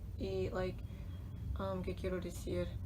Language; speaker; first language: Spanish; non-native, learner; English